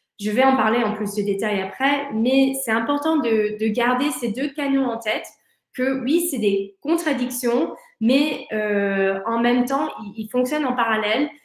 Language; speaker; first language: French; early bilingual, heritage; English